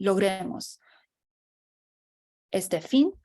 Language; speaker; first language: Spanish; non-native, fluent; English